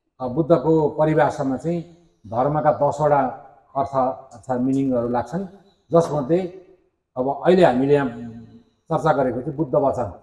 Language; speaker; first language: Nepali; native; Nepali